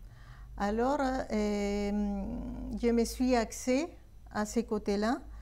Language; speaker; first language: French; non-native, fluent; Spanish